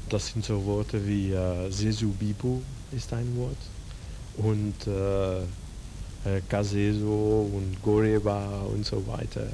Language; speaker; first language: German; non-native, fluent; Dutch